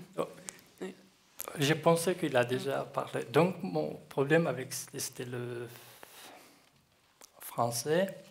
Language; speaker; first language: French; non-native, learner; Kurdish